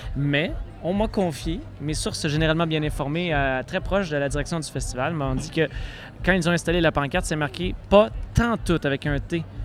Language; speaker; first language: French; native; French